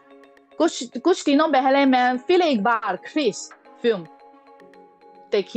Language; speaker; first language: Hindi; non-native, fluent; Chinese